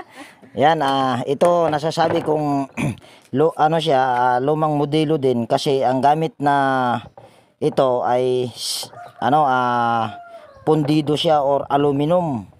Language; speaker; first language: Filipino; native; Filipino